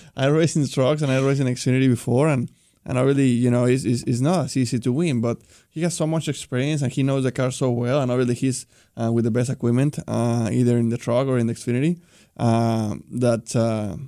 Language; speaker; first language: English; non-native, fluent; Spanish